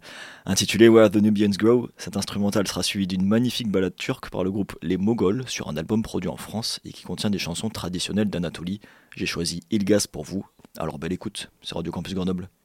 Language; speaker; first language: French; native; French